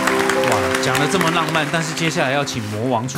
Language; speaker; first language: Chinese; native; Chinese